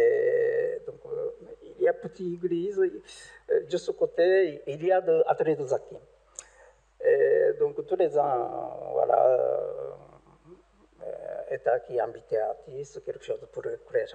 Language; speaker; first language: French; non-native, learner; Japanese